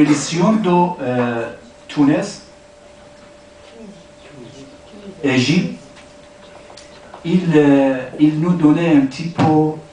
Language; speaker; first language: French; non-native, learner; Persian